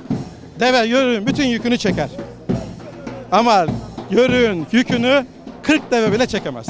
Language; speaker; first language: Turkish; native; Turkish